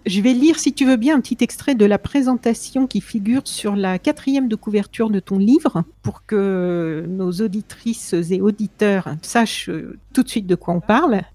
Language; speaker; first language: French; native; French